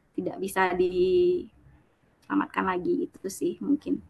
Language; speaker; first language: Indonesian; native; Indonesian